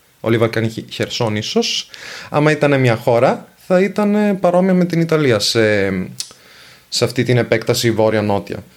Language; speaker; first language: Greek; non-native, fluent; Venetian